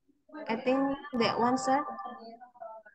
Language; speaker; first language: English; non-native, learner; Indonesian